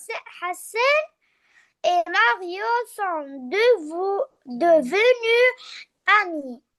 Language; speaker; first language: French; non-native, learner; Arabic